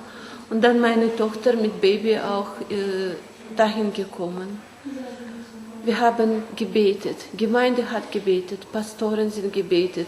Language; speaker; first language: German; non-native, learner; Korean